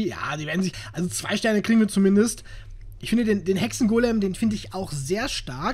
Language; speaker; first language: German; native; German